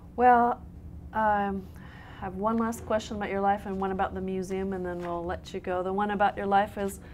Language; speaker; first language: English; native; English